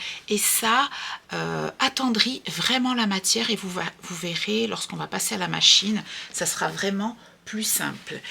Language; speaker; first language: French; native; French